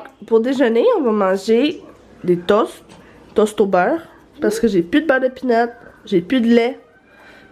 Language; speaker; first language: French; native; French